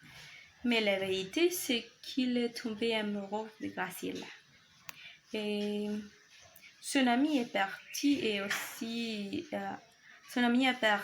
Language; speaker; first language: French; non-native, learner; Spanish